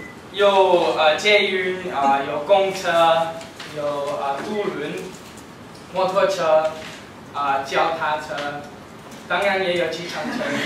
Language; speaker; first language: Chinese; non-native, learner; English